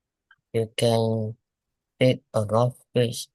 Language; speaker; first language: English; non-native, learner; Vietnamese